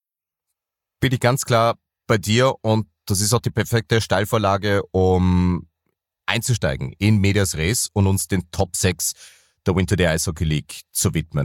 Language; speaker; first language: German; native; German